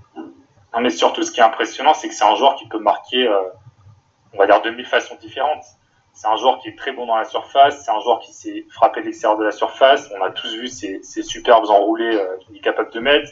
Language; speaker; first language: French; native; French